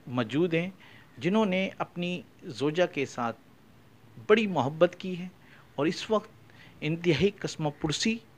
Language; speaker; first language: Urdu; native; Urdu